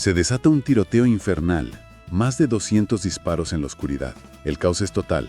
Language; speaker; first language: Spanish; native; Spanish